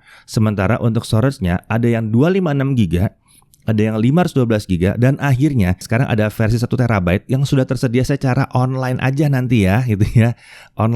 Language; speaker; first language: Indonesian; native; Indonesian